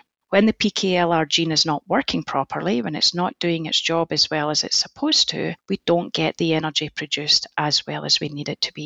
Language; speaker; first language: English; native; English